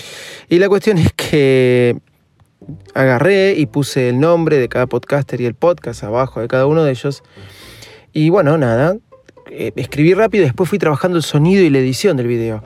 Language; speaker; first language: Spanish; native; Spanish